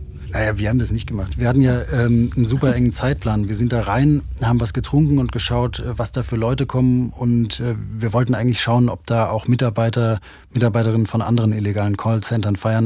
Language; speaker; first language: German; native; German